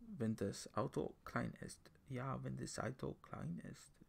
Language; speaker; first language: German; non-native, learner; English